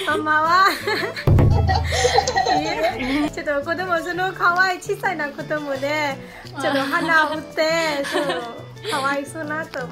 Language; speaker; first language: Japanese; non-native, learner; Burmese